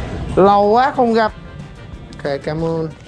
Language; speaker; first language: Vietnamese; non-native, learner; English